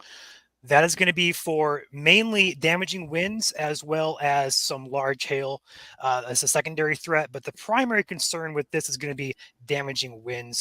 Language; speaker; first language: English; native; English